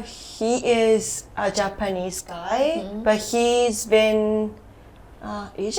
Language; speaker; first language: English; non-native, fluent; Japanese